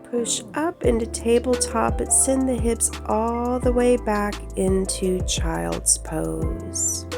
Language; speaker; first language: English; native; English